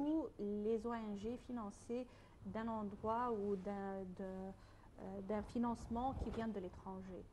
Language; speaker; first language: French; non-native, fluent; Arabic